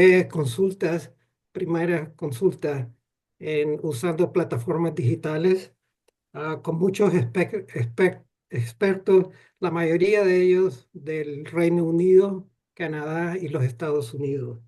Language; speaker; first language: Spanish; non-native, fluent; English